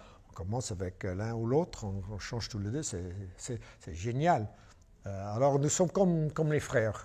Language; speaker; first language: French; non-native, fluent; English